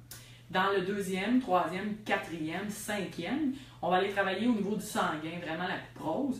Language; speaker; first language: French; native; French